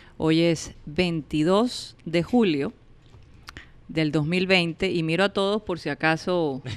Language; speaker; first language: Spanish; native; Spanish